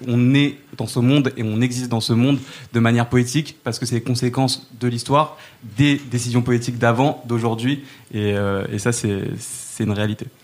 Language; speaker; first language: French; native; French